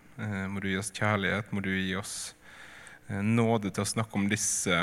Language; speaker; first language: English; native; English